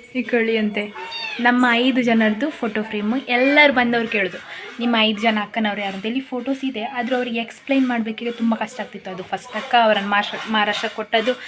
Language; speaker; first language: Kannada; non-native, local second language; Konkani